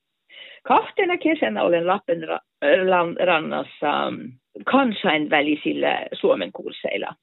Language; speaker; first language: Finnish; non-native, fluent; Norwegian